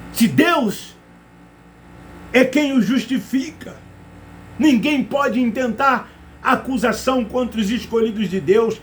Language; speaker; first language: Portuguese; native; Portuguese